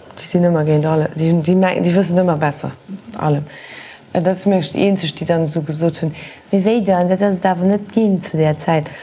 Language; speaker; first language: Luxembourgish; native; Luxembourgish